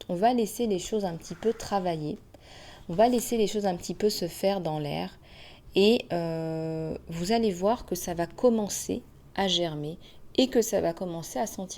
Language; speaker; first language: French; native; French